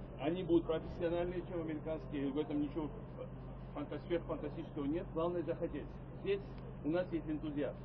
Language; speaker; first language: Russian; non-native, local second language; Georgian